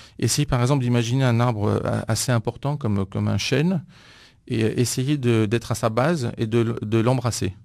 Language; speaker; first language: French; non-native, fluent; Greek